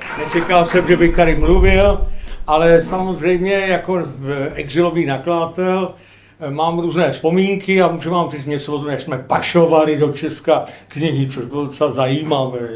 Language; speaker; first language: Czech; non-native, local second language; Polish